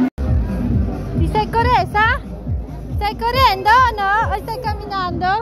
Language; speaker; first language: Italian; non-native, learner; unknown